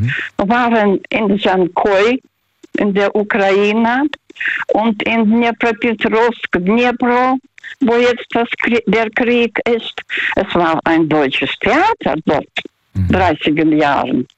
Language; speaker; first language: German; early bilingual, heritage; Russian